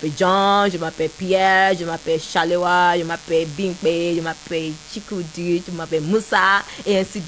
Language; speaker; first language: French; non-native, fluent; Yoruba